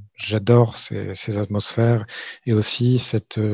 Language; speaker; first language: French; native; French